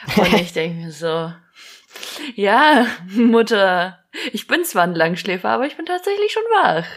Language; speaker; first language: German; early bilingual, other home language; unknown